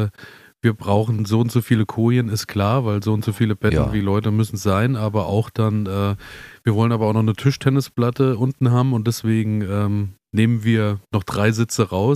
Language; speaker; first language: German; native; German